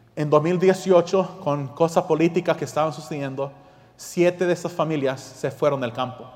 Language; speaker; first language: Spanish; early bilingual, heritage; English